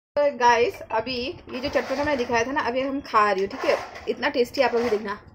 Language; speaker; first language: Hindi; non-native, local second language; Nepali